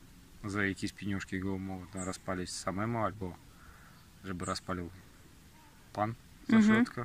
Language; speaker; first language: Polish; non-native, learner; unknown